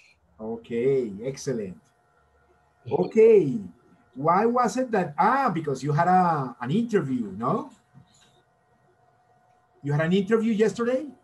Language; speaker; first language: English; non-native, fluent; Spanish